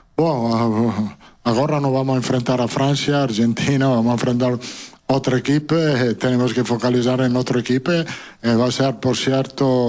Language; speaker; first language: Portuguese; non-native, learner; Italian